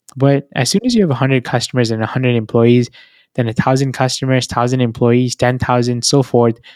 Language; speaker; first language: English; non-native, local second language; Hindi